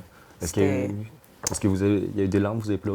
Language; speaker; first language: French; native; French